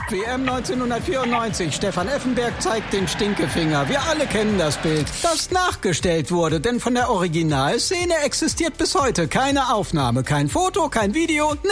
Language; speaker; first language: German; native; German